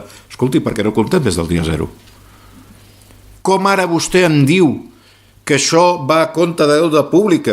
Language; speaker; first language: Catalan; native; Catalan